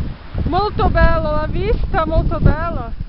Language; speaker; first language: Italian; non-native, learner; Portuguese